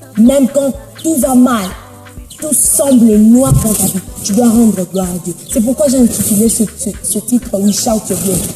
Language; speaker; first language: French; non-native, local second language; Swahili